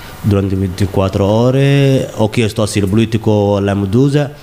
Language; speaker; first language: Italian; non-native, learner; Somali